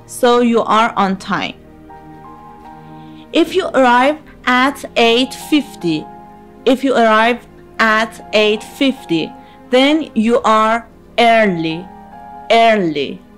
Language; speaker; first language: English; non-native, fluent; Persian